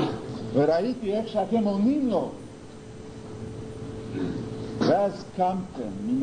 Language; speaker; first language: Hebrew; non-native, fluent; English